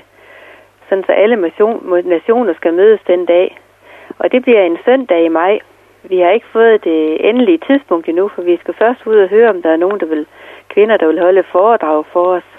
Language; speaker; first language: Danish; native; Danish